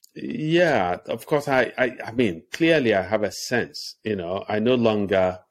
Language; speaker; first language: English; non-native, local second language; Igbo